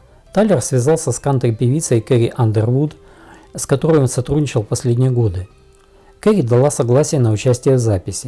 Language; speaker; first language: Russian; native; Russian